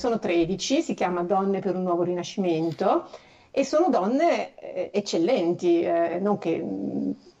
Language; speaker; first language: Italian; native; Italian